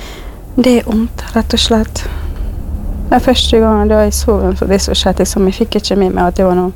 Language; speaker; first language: Norwegian; non-native, fluent; Kurdish